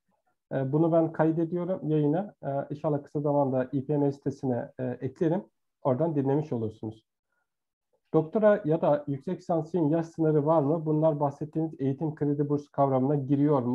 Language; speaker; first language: Turkish; native; Turkish